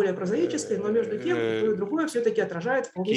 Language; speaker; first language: Russian; native; Russian